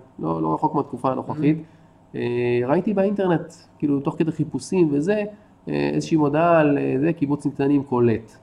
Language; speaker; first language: Hebrew; native; Hebrew